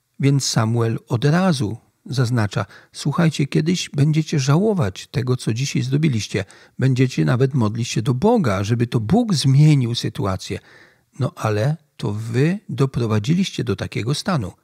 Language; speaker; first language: Polish; native; Polish